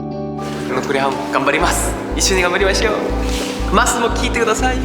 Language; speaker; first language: Japanese; non-native, fluent; Korean